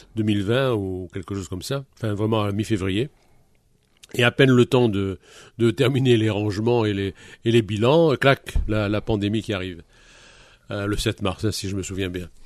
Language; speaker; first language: French; native; French